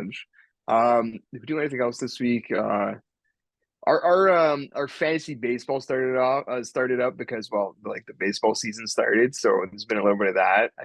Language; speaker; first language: English; native; English